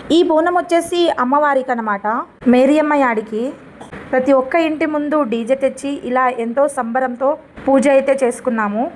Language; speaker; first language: Telugu; non-native, local second language; Lambadi